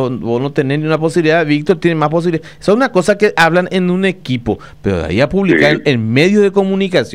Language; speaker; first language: Spanish; native; Spanish